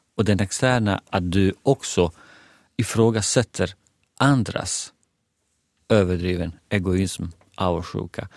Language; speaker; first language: Swedish; non-native, fluent; Bosnian